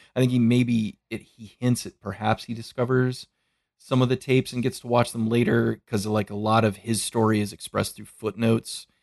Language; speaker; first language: English; native; English